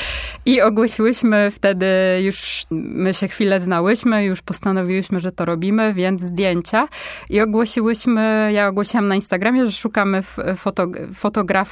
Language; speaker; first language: Polish; native; Polish